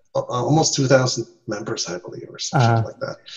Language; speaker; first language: English; non-native, fluent; Spanish